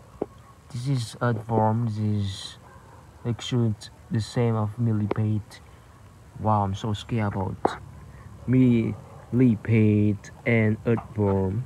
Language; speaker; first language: English; non-native, learner; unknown